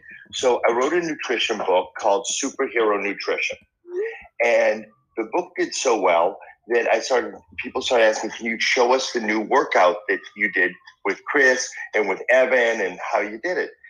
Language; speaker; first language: English; early bilingual, other home language; Spanish